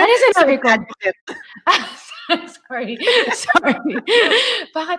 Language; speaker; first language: English; non-native, local second language; Filipino